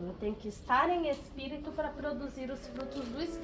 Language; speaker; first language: Portuguese; native; Portuguese